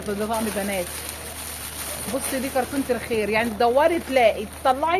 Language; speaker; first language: Arabic; native; Arabic